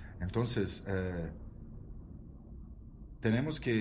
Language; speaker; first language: Spanish; non-native, learner; Portuguese